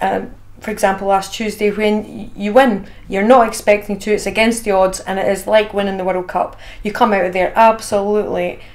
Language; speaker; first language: English; native; English